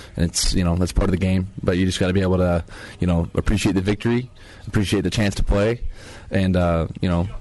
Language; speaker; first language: English; native; English